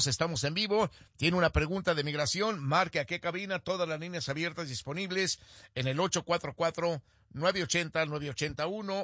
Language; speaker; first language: Spanish; native; Spanish